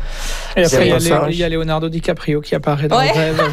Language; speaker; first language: French; native; French